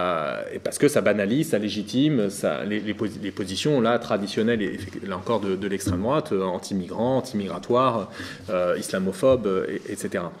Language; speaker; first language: French; native; French